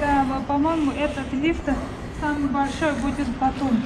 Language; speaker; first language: Russian; non-native, learner; Georgian